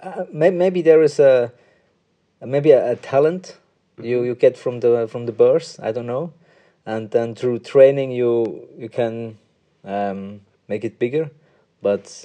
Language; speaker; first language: English; non-native, fluent; Swiss German